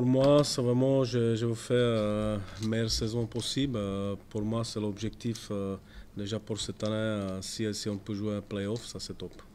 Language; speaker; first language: French; non-native, fluent; Czech